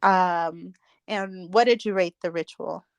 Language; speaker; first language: English; native; English